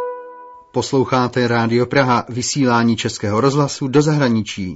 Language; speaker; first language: Czech; native; Czech